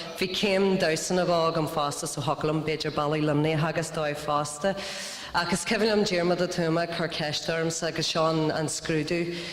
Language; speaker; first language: Irish; non-native, local second language; English